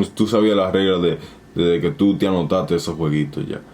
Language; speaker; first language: Spanish; early bilingual, heritage; Spanish